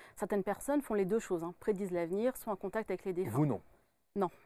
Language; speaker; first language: French; native; French